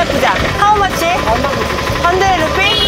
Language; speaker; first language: English; non-native, learner; Korean